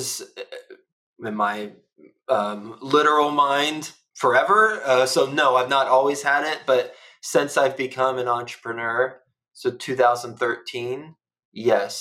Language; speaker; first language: English; native; English